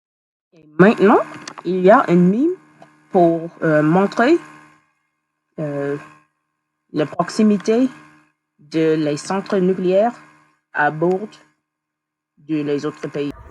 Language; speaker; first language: French; non-native, learner; English